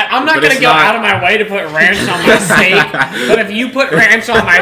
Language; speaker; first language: English; native; English